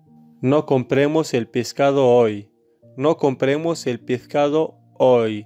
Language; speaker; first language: Spanish; non-native, learner; Arabic